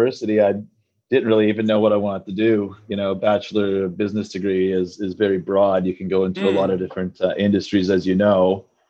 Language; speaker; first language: English; native; English